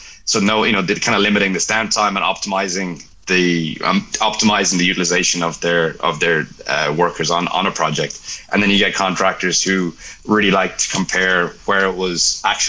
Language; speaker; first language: English; native; English